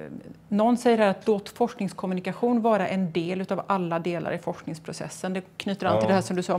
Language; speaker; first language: Swedish; native; Swedish